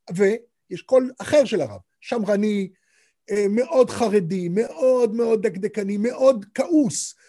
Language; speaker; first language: Hebrew; native; Hebrew